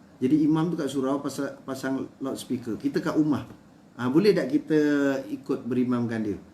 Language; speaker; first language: Malay; native; Malay